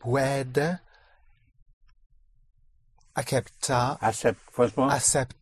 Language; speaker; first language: Spanish; non-native, learner; English